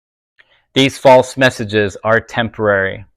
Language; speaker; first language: English; native; English